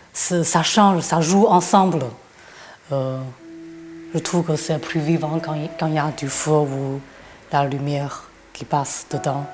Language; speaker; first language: French; non-native, fluent; Chinese